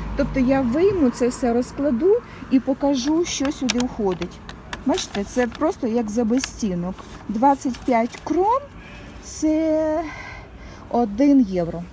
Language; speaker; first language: Ukrainian; non-native, local second language; Russian